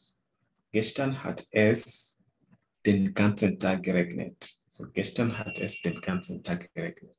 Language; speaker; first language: German; non-native, fluent; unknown